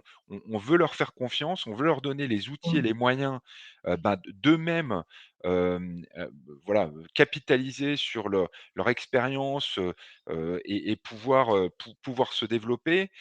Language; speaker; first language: French; native; French